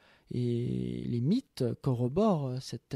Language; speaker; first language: French; native; French